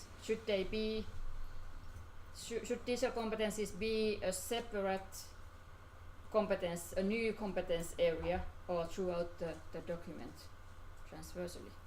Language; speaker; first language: English; non-native, fluent; Finnish